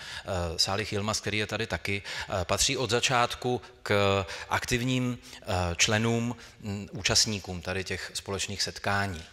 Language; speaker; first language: Czech; native; Czech